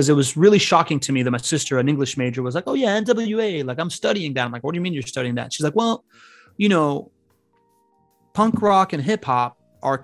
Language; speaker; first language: English; early bilingual, other home language; Spanish